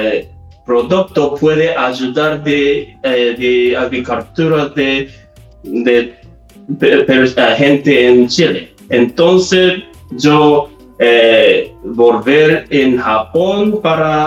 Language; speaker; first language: Spanish; non-native, learner; Japanese